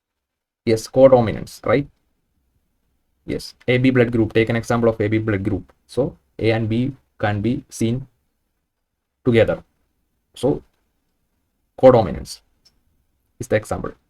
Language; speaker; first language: English; non-native, local second language; Malayalam